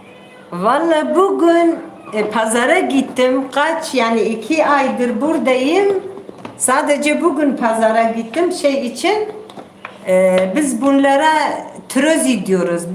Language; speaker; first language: Turkish; non-native, local second language; Kurdish